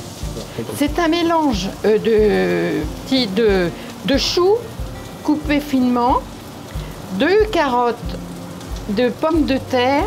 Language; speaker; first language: French; native; French